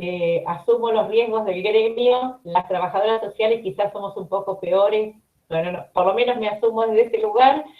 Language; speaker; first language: Spanish; native; Spanish